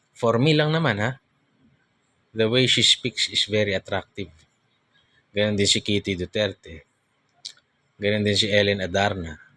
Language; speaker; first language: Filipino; non-native, local second language; Pampanga